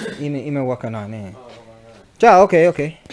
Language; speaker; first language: Japanese; non-native, learner; English